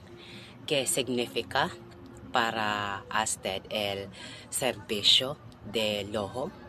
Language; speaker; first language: Spanish; non-native, learner; Cebuano